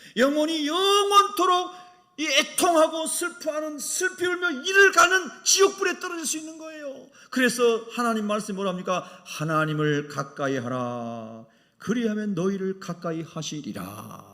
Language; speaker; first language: Korean; native; Korean